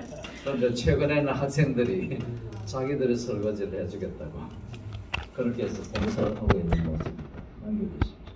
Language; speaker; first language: Korean; native; Korean